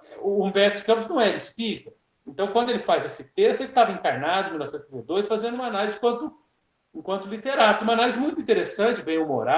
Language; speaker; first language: Portuguese; native; Portuguese